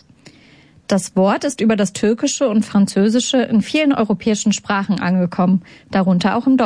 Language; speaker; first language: German; native; German